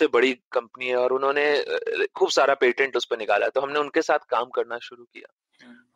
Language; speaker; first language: Hindi; native; Hindi